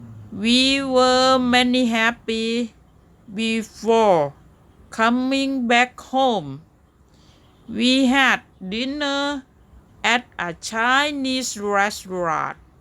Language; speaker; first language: English; non-native, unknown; Thai